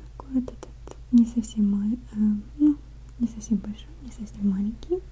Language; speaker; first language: Russian; native; Russian